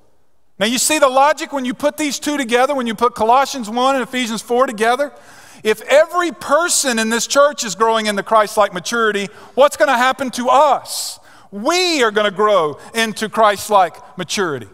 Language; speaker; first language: English; native; English